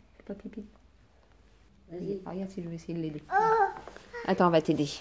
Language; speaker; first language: French; native; French